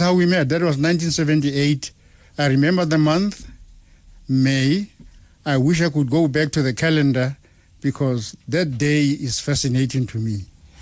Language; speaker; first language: English; non-native, local second language; Tswana